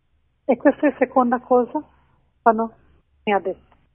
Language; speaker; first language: Italian; non-native, fluent; Croatian